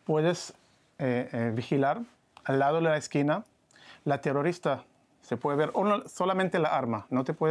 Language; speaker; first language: Spanish; non-native, learner; Hebrew